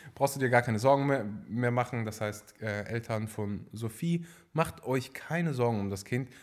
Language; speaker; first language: German; native; German